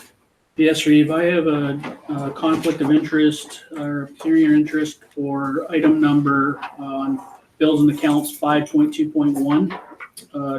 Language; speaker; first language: English; native; English